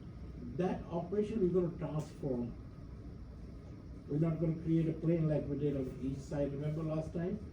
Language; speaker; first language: English; non-native, fluent; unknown